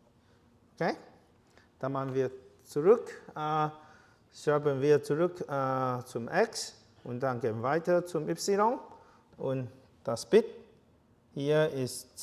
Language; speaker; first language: German; non-native, learner; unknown